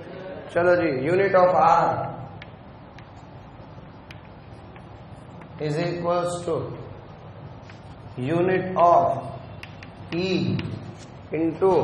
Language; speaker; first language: Hindi; native; Hindi